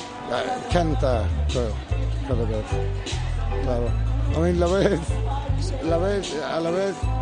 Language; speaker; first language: Spanish; non-native, fluent; English